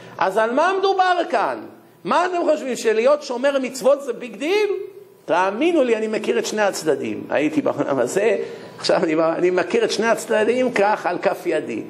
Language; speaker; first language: Hebrew; native; Hebrew